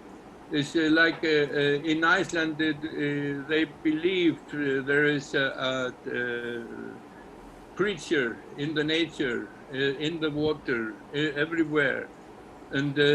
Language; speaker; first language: English; non-native, learner; Icelandic